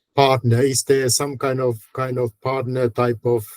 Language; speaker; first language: English; non-native, fluent; Finnish